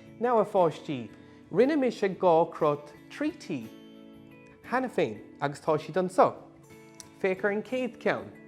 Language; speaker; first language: Irish; non-native, local second language; English